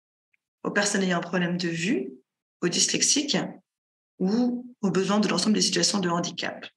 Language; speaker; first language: French; native; French